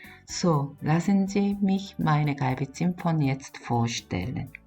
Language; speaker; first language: German; non-native, learner; Korean